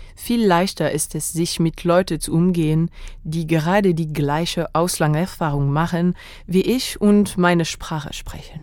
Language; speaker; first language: German; non-native, fluent; French